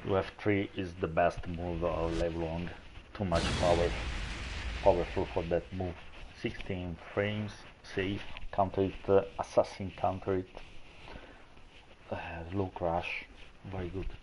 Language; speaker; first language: English; non-native, learner; Italian